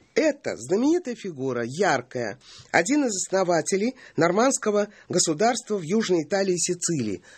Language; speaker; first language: Russian; native; Russian